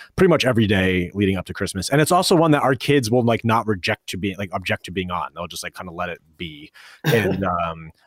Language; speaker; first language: English; native; English